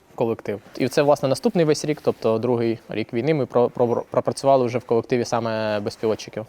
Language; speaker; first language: Ukrainian; native; Ukrainian